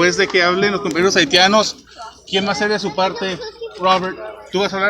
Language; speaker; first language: Spanish; native; Spanish